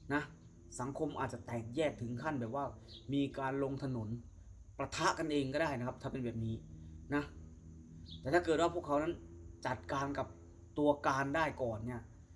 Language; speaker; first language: Thai; native; Thai